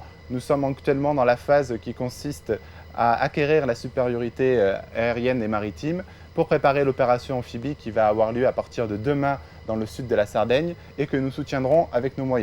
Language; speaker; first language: French; native; French